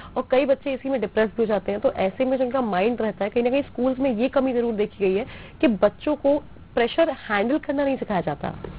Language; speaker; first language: Hindi; native; Hindi